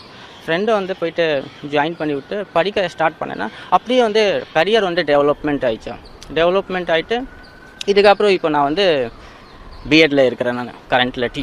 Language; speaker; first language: Tamil; non-native, local second language; Hindi